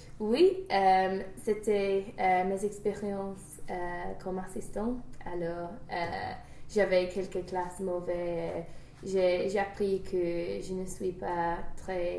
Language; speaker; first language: French; non-native, learner; English